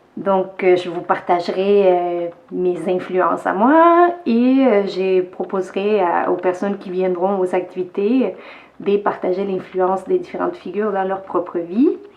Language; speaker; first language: French; non-native, fluent; Spanish